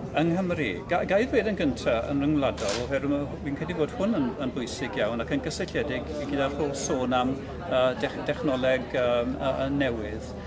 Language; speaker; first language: Welsh; native; Welsh